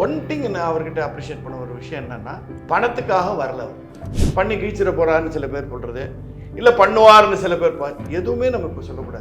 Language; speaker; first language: Tamil; native; Tamil